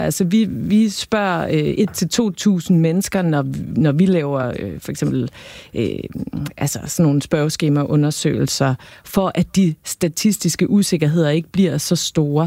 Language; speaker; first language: Danish; native; Danish